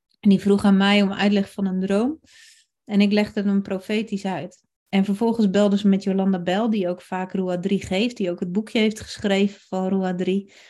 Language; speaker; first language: Dutch; native; Dutch